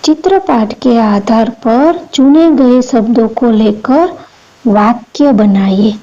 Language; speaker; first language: Hindi; non-native, local second language; Gujarati